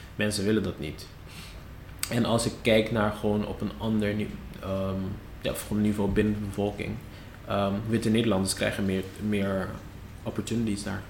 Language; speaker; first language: Dutch; non-native, local second language; Papiamento